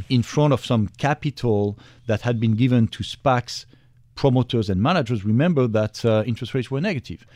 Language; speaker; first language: English; non-native, fluent; French